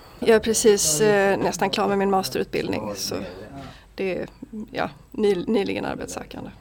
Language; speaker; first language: Swedish; native; Swedish